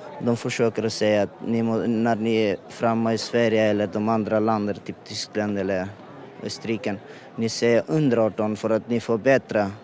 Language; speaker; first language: Swedish; non-native, learner; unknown